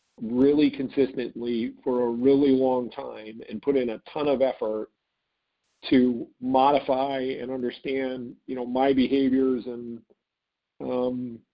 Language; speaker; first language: English; native; English